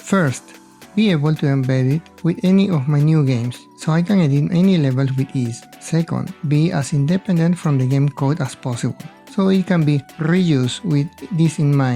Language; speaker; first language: English; non-native, fluent; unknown